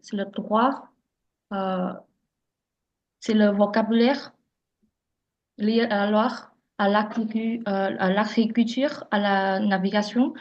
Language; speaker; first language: French; non-native, learner; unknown